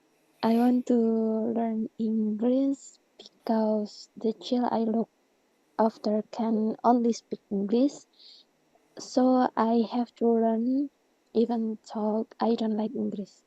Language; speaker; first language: English; non-native, learner; Indonesian